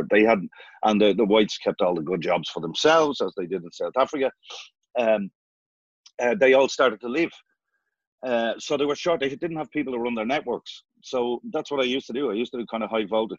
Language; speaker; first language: English; native; English